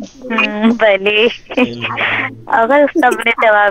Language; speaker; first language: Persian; non-native, learner; Urdu